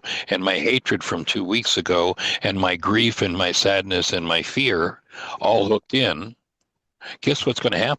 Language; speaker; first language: English; native; English